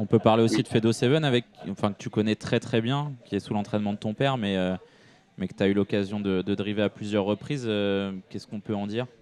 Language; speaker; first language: French; native; French